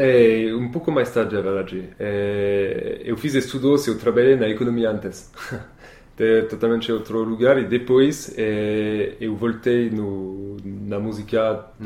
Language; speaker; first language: Portuguese; non-native, learner; French